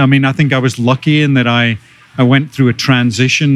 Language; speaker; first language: English; native; English